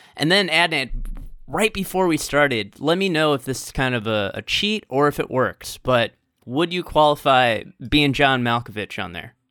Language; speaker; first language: English; native; English